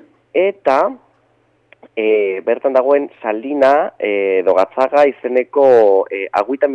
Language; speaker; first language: Basque; native; Basque